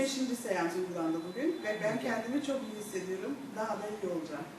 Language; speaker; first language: Turkish; early bilingual, heritage; Turkish